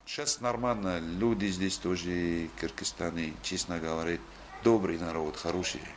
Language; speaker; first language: Russian; non-native, learner; Arabic